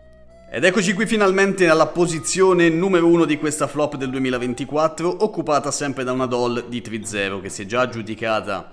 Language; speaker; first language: Italian; native; Italian